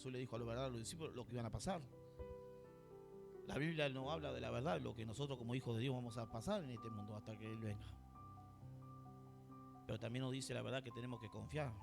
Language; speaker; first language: Spanish; native; Spanish